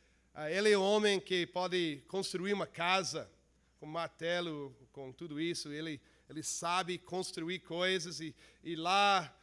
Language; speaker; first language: Portuguese; non-native, fluent; English